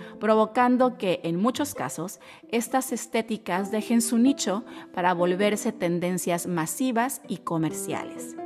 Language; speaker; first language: Spanish; native; Spanish